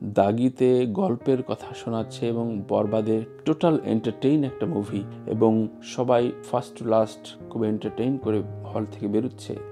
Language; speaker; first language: Bangla; native; Bangla